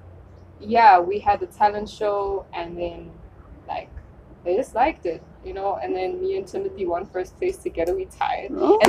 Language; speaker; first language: English; non-native, local second language; German